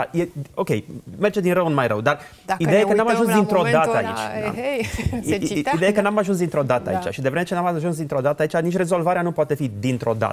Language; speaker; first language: Romanian; native; Romanian